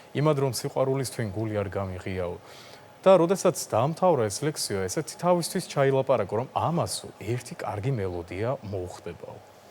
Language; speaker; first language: Georgian; non-native, local second language; Azerbaijani